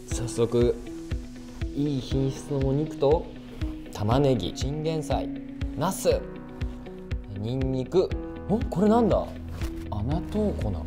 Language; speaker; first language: Japanese; native; Japanese